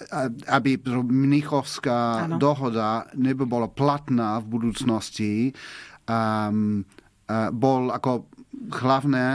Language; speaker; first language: Slovak; non-native, fluent; English